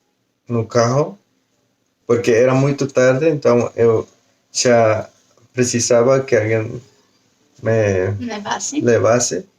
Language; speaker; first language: Portuguese; non-native, learner; Spanish